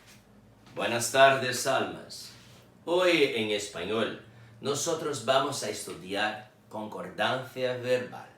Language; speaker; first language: Spanish; non-native, fluent; Portuguese